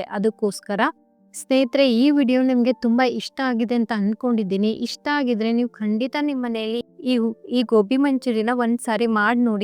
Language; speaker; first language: Kannada; native; Kannada